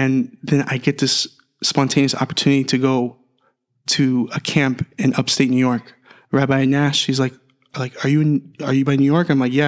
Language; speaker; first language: English; native; English